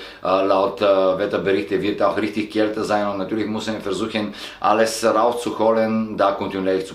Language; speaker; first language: German; non-native, fluent; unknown